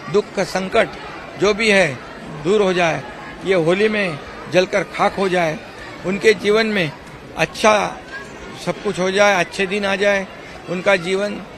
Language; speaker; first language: Hindi; non-native, local second language; Marathi